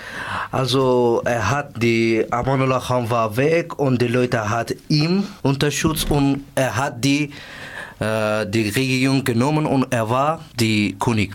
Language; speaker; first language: German; non-native, learner; Persian